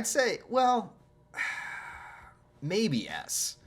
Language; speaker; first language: English; native; English